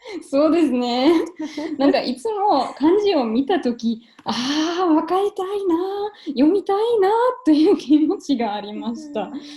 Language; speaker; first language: Japanese; non-native, fluent; German